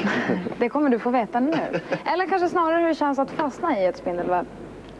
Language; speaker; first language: Swedish; native; Swedish